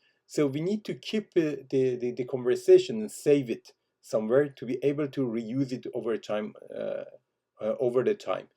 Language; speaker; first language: English; non-native, fluent; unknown